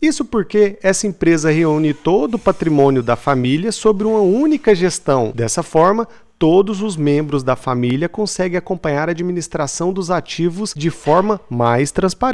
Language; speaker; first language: Portuguese; native; Portuguese